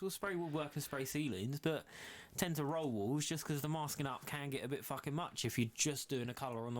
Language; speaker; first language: English; native; English